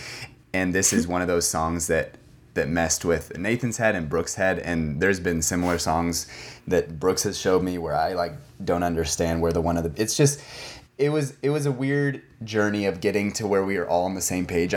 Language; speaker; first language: English; native; English